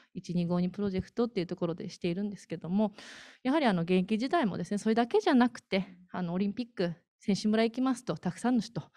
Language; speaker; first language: Japanese; native; Japanese